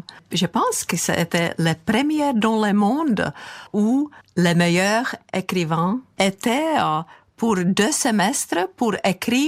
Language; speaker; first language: French; non-native, fluent; Czech